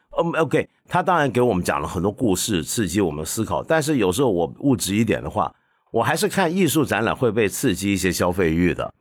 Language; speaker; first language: Chinese; non-native, local second language; Cantonese